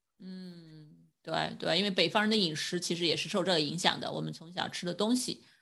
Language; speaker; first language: Chinese; native; Chinese